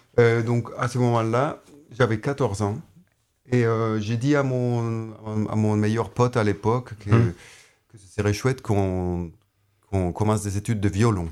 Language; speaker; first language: French; non-native, fluent; Spanish